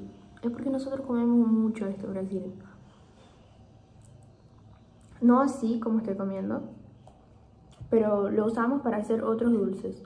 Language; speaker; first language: Spanish; non-native, fluent; Portuguese